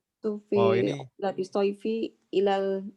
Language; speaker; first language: Arabic; non-native, learner; Indonesian